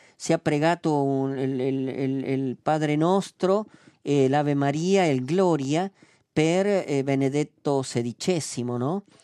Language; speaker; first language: Italian; non-native, fluent; Spanish